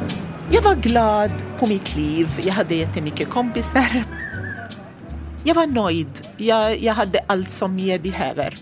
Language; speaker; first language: Swedish; non-native, learner; Arabic